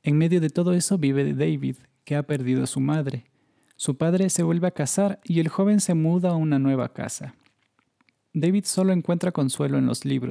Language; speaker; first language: Spanish; native; Spanish